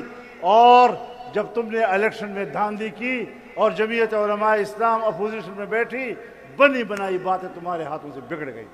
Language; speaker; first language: Urdu; non-native, local second language; Pashto